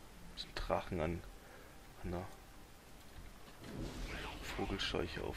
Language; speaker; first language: German; native; German